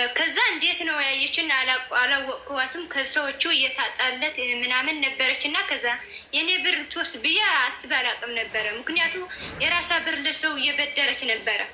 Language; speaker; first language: Amharic; non-native, local second language; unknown